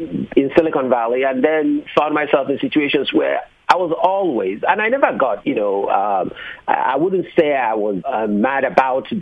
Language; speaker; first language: English; non-native, local second language; Igbo